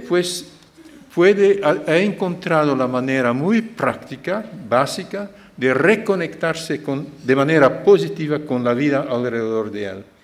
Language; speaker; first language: Spanish; non-native, fluent; Dutch